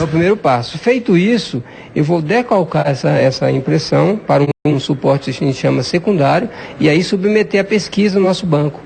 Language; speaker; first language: Portuguese; native; Portuguese